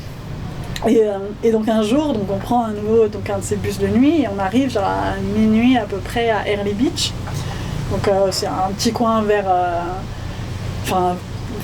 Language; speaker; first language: French; native; French